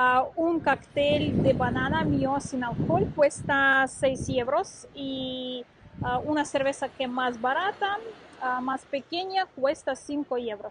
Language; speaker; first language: Spanish; non-native, learner; Russian